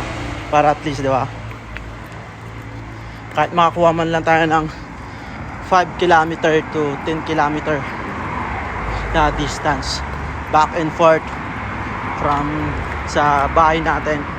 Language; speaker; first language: Filipino; native; Filipino